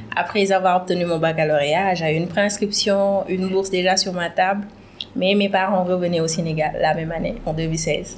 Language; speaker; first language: French; non-native, local second language; Wolof